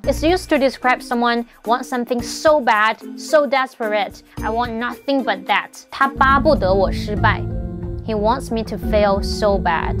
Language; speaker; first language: English; non-native, fluent; Chinese